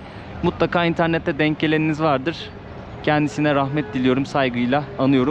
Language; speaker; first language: Turkish; native; Turkish